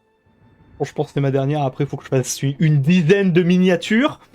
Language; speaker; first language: French; native; French